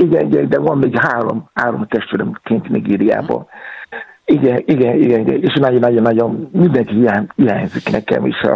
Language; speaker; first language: Hungarian; non-native, fluent; Yoruba